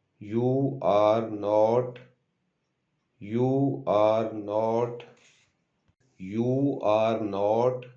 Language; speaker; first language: English; non-native, local second language; Urdu